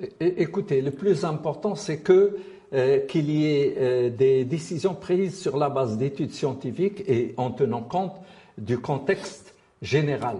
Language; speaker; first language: French; non-native, local second language; Arabic